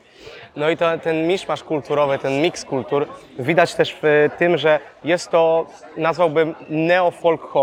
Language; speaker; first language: Polish; native; Polish